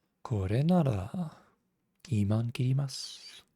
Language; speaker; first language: Japanese; non-native, fluent; English